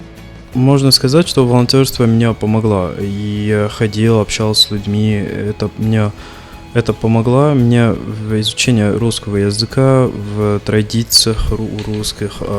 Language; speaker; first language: Russian; non-native, fluent; Arabic